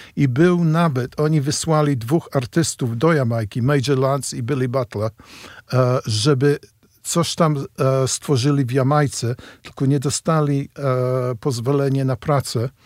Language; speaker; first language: Polish; non-native, fluent; English